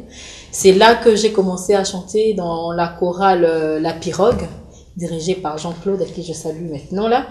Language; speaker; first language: French; non-native, local second language; Lingala